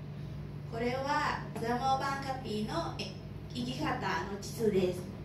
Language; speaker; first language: Japanese; non-native, learner; Thai